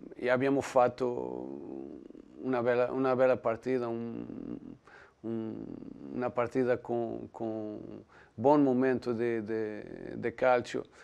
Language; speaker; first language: Italian; non-native, learner; Portuguese